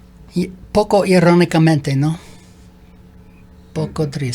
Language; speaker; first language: Spanish; non-native, learner; English